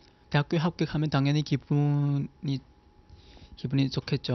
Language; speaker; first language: Korean; non-native, fluent; Chinese